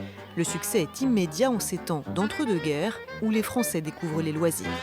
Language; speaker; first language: French; native; French